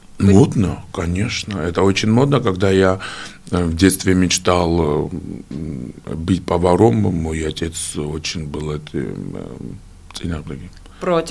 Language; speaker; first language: Russian; non-native, fluent; Georgian